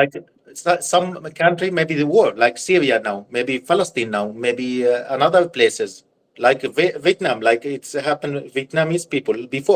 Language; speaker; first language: English; non-native, learner; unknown